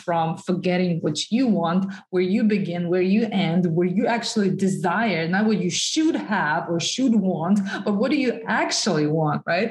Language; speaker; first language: English; non-native, fluent; Russian